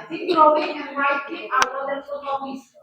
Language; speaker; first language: English; non-native, learner; Indonesian